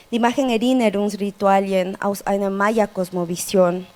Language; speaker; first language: German; non-native, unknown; Spanish